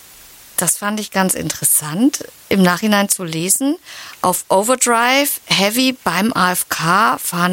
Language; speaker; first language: German; native; German